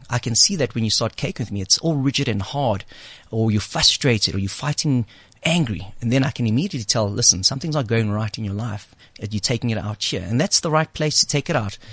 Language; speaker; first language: English; native; English